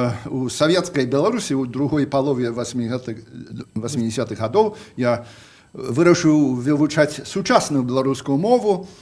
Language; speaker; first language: Belarusian; non-native, fluent; English